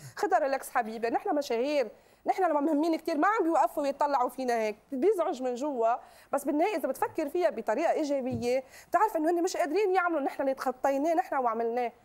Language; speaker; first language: Arabic; native; Arabic